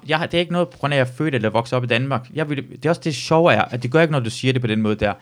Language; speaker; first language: Danish; early bilingual, other home language; Persian